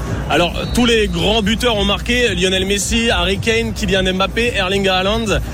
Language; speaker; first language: French; native; French